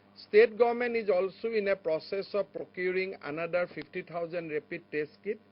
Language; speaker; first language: English; non-native, local second language; Assamese